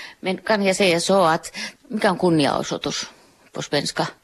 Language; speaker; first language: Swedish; non-native, local second language; Finnish